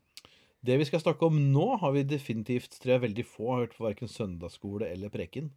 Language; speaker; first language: Norwegian; native; Norwegian